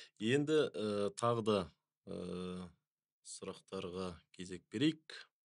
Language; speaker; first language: Kazakh; native; Kazakh